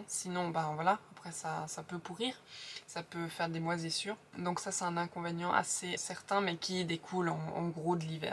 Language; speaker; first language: French; native; French